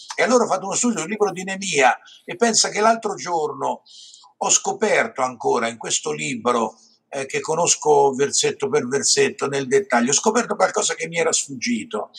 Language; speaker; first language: Italian; native; Italian